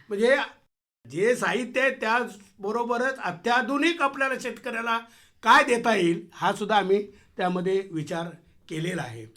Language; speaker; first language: Marathi; native; Marathi